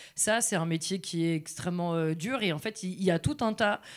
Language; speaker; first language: French; native; French